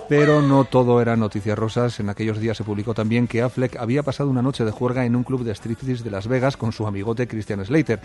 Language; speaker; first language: Spanish; native; Spanish